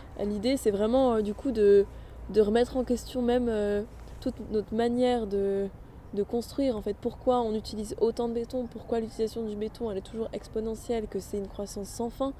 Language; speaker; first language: French; native; French